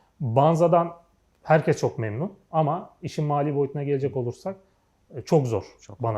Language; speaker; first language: Turkish; native; Turkish